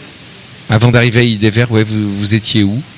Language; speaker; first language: French; native; French